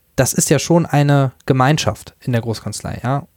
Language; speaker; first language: German; native; German